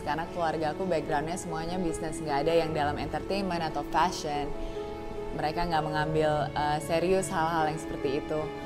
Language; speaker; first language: Indonesian; early bilingual, heritage; Indonesian